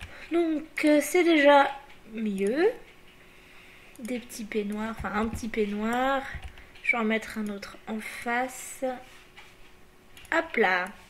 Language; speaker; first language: French; native; French